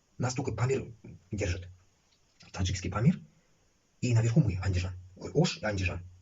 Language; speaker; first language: Russian; non-native, local second language; Uzbek